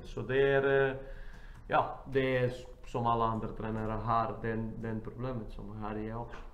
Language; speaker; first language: Swedish; non-native, fluent; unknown